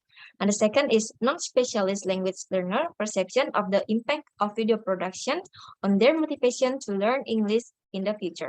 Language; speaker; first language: English; non-native, learner; Indonesian